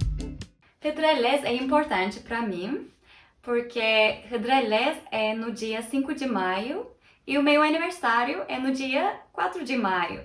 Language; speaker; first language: Portuguese; non-native, fluent; Turkish